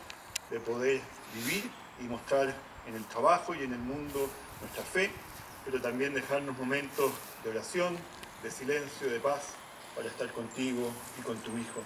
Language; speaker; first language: Spanish; native; Spanish